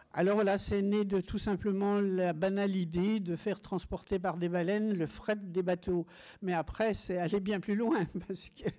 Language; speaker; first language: French; native; French